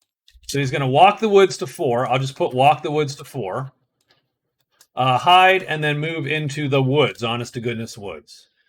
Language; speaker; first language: English; native; English